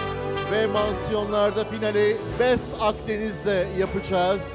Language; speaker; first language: Turkish; native; Turkish